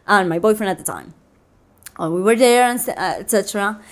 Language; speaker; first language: English; non-native, fluent; Spanish